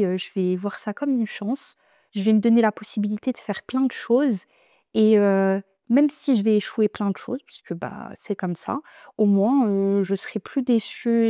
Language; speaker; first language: French; native; French